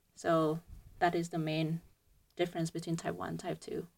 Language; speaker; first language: English; non-native, fluent; Vietnamese